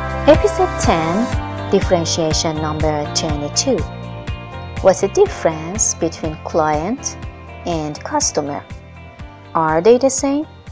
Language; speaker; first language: English; non-native, fluent; Persian